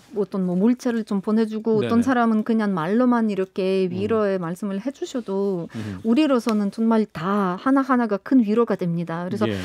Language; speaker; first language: Korean; non-native, fluent; Ukrainian